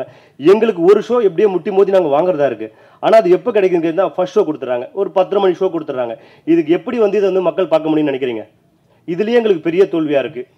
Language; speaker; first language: Tamil; native; Tamil